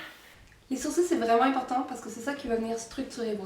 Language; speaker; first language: French; native; French